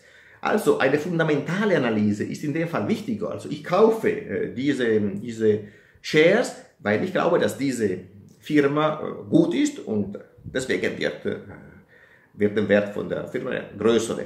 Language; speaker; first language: German; non-native, fluent; Italian